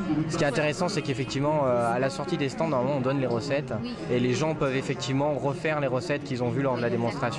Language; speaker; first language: French; native; French